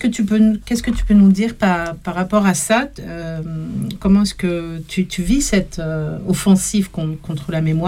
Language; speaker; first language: French; native; French